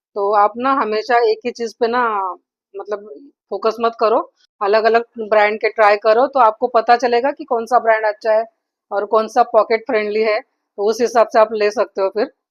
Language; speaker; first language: Hindi; non-native, local second language; Marathi